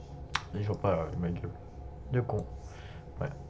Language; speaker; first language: French; native; French